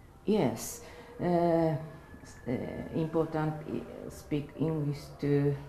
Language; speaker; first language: English; non-native, learner; Japanese